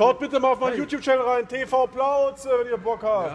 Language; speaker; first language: German; native; German